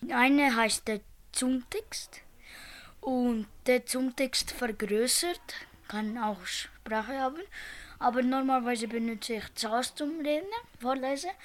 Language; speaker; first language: German; early bilingual, other home language; Portuguese